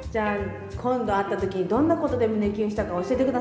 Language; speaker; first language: Japanese; native; Japanese